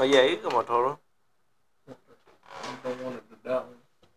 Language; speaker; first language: English; native; English